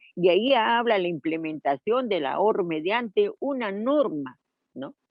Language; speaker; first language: Spanish; native; Spanish